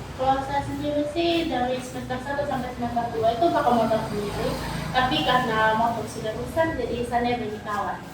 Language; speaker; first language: Indonesian; native; Indonesian